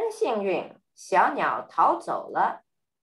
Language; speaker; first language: Chinese; early bilingual, heritage; Chinese